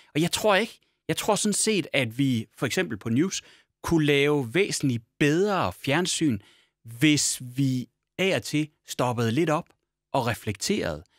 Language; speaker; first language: Danish; native; Danish